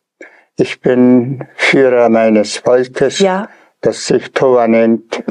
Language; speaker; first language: German; non-native, fluent; Tuvinian